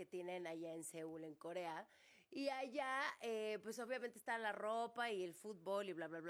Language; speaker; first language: Spanish; native; Spanish